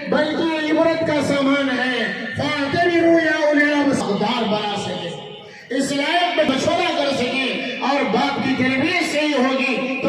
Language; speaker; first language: Urdu; native; Urdu